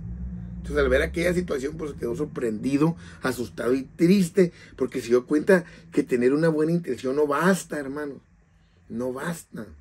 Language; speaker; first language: Spanish; native; Spanish